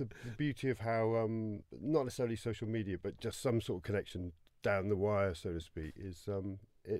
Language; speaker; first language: English; native; English